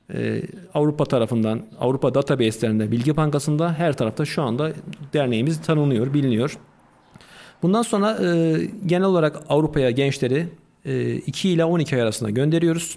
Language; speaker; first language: Turkish; native; Turkish